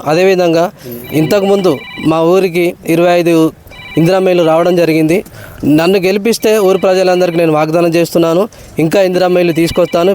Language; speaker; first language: Telugu; native; Telugu